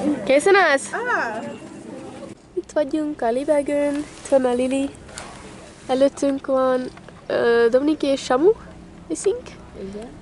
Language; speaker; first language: Hungarian; early bilingual, heritage; Hungarian